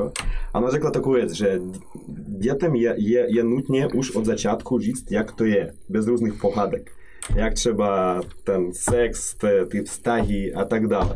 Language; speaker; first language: Czech; non-native, learner; Russian